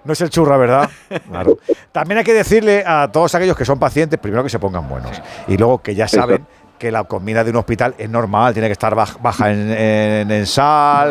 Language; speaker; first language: Spanish; native; Spanish